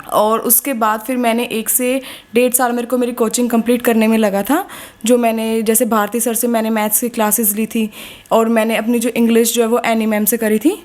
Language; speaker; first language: Hindi; native; Hindi